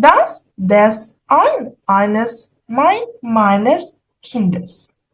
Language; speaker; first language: German; non-native, fluent; Ukrainian